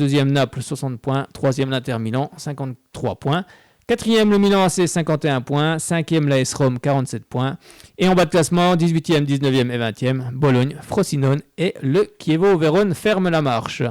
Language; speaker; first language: French; native; French